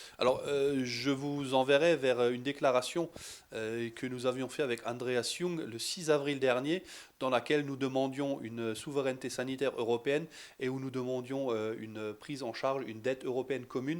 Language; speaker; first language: French; native; French